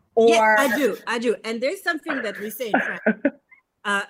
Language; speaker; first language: English; non-native, fluent; French